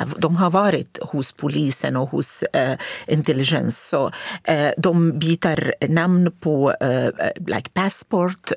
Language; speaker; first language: Swedish; non-native, learner; Arabic